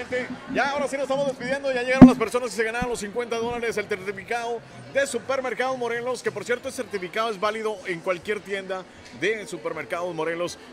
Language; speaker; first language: Spanish; native; Spanish